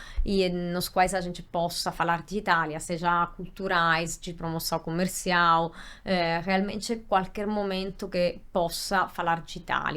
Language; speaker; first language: Portuguese; non-native, fluent; Italian